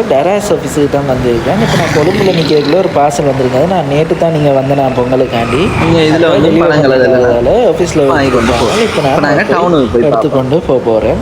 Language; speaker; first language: Tamil; native; Tamil